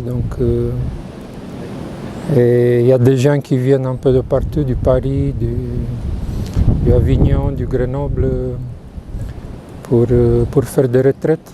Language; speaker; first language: French; non-native, fluent; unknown